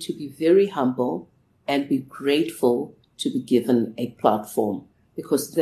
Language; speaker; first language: English; non-native, local second language; Zulu